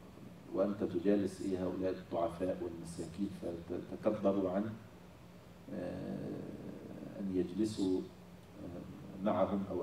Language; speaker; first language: Arabic; native; Arabic